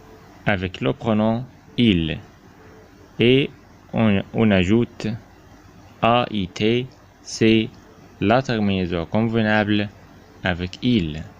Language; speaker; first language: French; non-native, fluent; Arabic